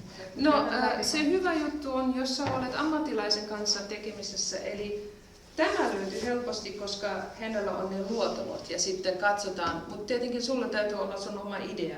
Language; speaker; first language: Finnish; non-native, fluent; German